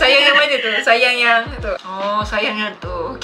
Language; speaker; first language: Malay; native; Malay